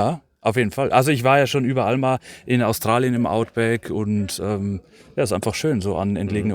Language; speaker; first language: German; native; German